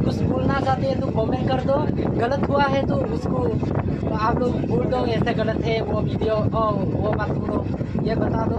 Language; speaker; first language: Hindi; non-native, local second language; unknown